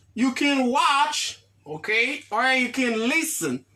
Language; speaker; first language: English; non-native, fluent; Haitian Creole